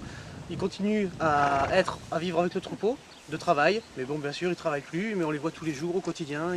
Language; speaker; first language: French; native; French